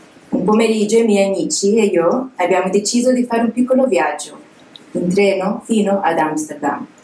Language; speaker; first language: Italian; non-native, fluent; English